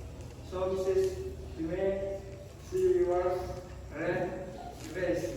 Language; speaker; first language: English; non-native, learner; Indonesian